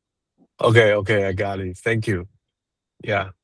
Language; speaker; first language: English; non-native, learner; Chinese